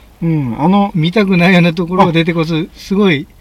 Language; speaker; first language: Japanese; native; Japanese